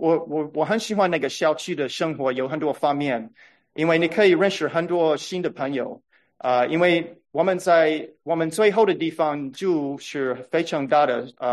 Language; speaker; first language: Chinese; non-native, fluent; English